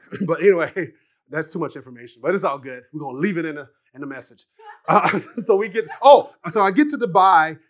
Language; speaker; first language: English; native; English